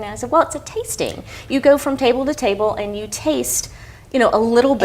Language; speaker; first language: English; native; English